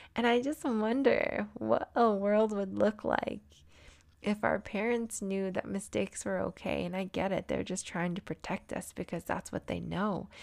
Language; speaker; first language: English; native; English